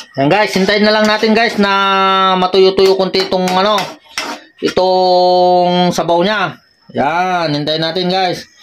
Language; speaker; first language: Filipino; non-native, local second language; Iloko